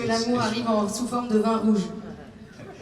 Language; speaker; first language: French; native; French